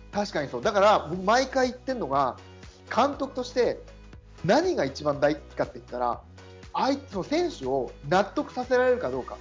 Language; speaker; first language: Japanese; native; Japanese